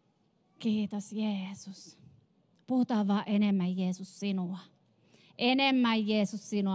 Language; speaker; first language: Finnish; native; Finnish